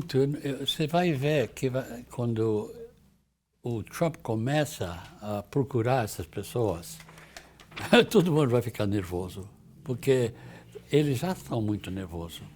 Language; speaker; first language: Portuguese; non-native, fluent; English